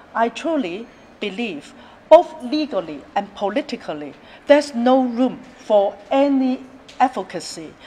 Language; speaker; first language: English; non-native, local second language; Cantonese